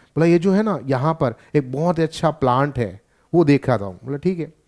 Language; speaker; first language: Hindi; non-native, local second language; Gujarati